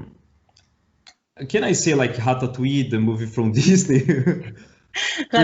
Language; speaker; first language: English; non-native, learner; Portuguese